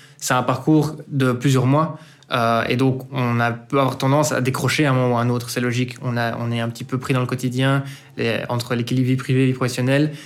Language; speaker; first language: French; native; French